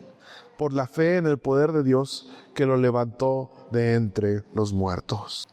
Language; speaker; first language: Spanish; native; Spanish